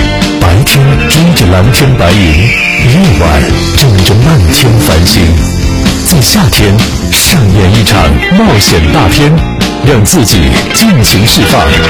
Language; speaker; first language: Chinese; native; Chinese